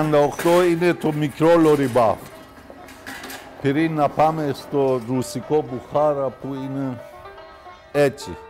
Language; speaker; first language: Greek; non-native, learner; Persian